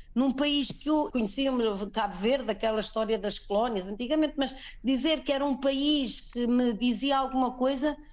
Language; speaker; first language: Portuguese; native; Portuguese